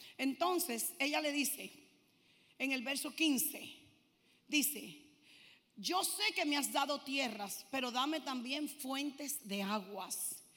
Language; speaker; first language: Spanish; native; Spanish